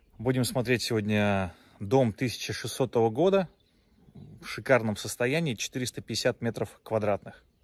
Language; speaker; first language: Russian; native; Russian